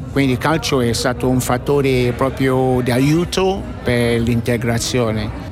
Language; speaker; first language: Italian; non-native, fluent; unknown